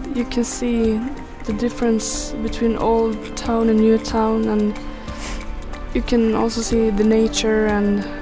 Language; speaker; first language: English; non-native, learner; Swedish